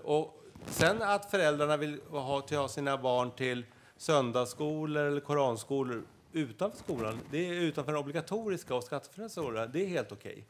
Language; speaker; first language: Swedish; native; Swedish